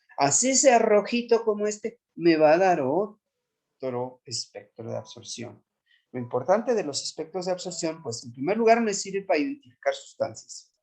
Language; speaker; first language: Spanish; native; Spanish